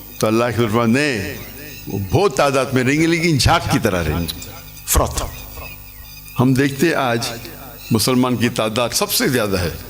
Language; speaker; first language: Urdu; non-native, local second language; English